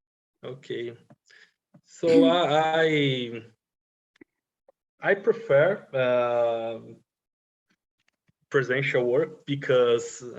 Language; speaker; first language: English; non-native, learner; Portuguese